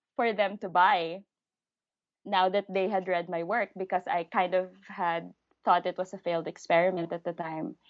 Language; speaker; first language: English; native; English